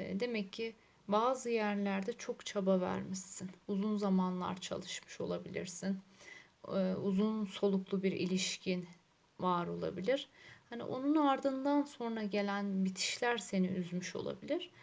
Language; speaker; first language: Turkish; native; Turkish